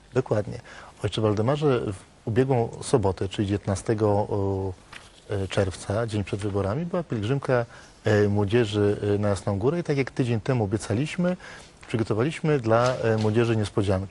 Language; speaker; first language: Polish; native; Polish